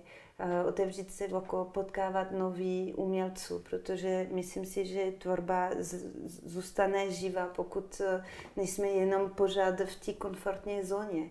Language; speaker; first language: Czech; non-native, fluent; French